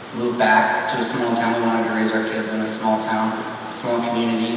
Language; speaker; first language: English; native; English